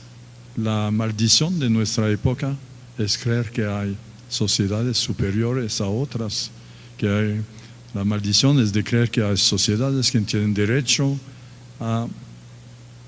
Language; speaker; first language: Spanish; non-native, fluent; French